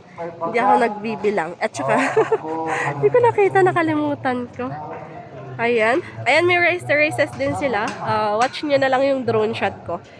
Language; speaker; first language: Filipino; non-native, local second language; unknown